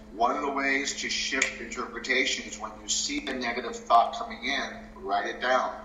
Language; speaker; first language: English; early bilingual, other home language; Spanish